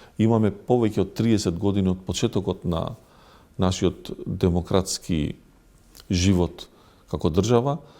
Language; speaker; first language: Macedonian; non-native, local second language; Albanian